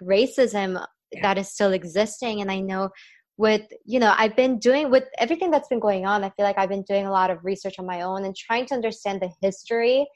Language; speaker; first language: English; native; English